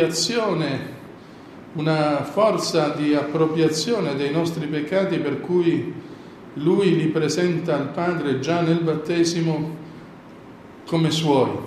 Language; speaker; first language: Italian; native; Italian